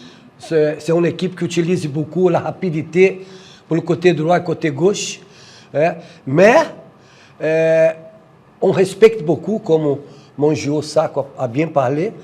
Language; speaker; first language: French; non-native, fluent; Portuguese